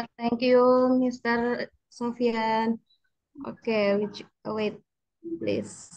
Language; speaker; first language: English; non-native, learner; Indonesian